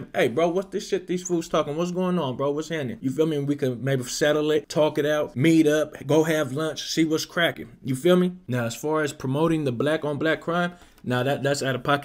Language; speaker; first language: English; native; English